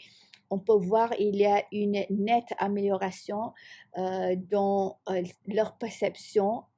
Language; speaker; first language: French; non-native, fluent; Malay